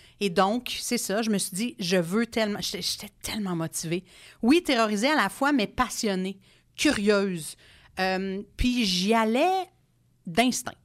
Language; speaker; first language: French; non-native, local second language; English